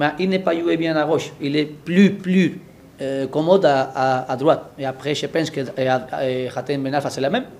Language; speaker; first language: French; non-native, learner; Spanish